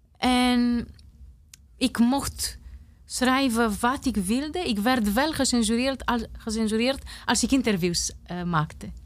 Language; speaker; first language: Dutch; non-native, fluent; Romanian